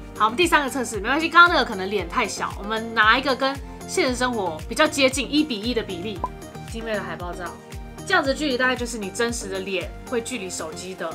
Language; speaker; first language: Chinese; native; Chinese